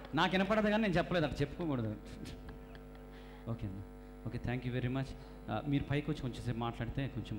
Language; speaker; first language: Telugu; native; Telugu